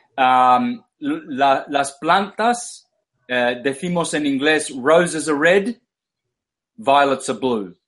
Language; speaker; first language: Spanish; non-native, fluent; English